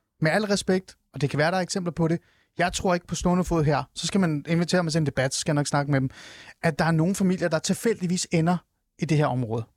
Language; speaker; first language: Danish; early bilingual, other home language; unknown